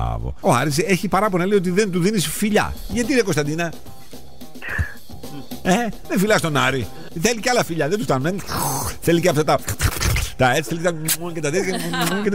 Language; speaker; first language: Greek; native; Greek